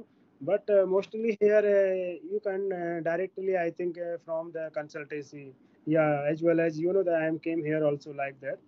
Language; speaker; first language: English; non-native, learner; Hindi